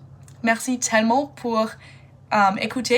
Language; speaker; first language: French; non-native, fluent; English